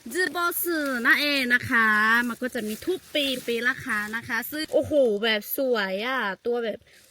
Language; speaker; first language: Thai; non-native, local second language; Lahu